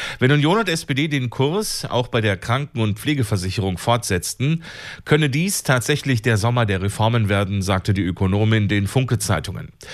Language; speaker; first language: German; native; German